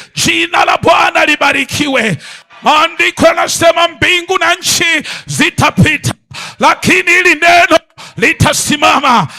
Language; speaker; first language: Swahili; native; Swahili